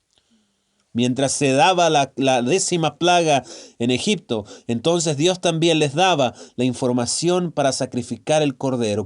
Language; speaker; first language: Spanish; native; Spanish